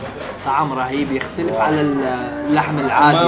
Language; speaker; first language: Arabic; native; Arabic